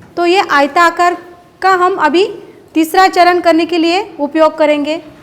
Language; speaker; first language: Hindi; non-native, local second language; Marathi